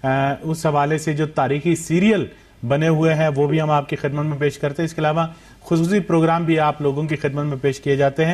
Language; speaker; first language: Urdu; native; Urdu